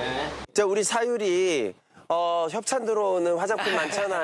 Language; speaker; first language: Korean; native; Korean